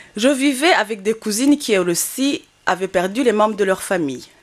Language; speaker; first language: French; non-native, local second language; Kinyarwanda